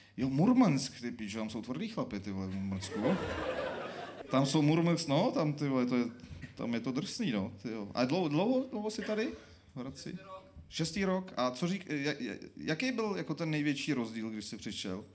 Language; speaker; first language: Czech; early bilingual, other home language; Armenian